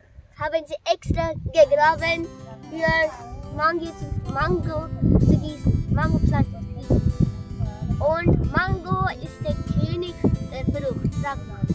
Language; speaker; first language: German; non-native, learner; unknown